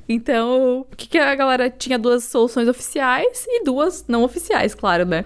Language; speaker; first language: Portuguese; native; Portuguese